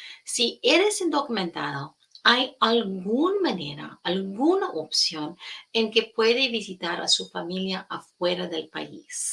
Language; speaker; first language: Spanish; non-native, fluent; English